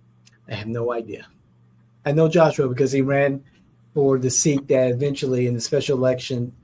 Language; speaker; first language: English; native; English